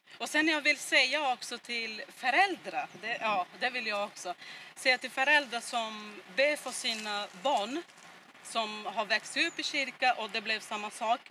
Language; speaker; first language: Swedish; non-native, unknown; Portuguese